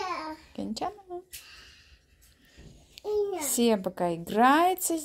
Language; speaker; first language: Russian; native; Russian